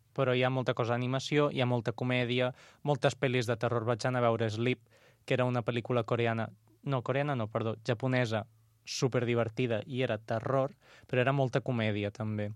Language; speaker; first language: Catalan; non-native, local second language; Spanish